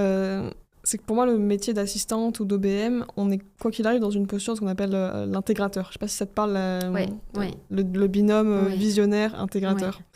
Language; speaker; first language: French; native; French